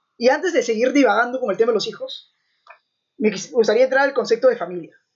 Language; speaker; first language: Spanish; native; Spanish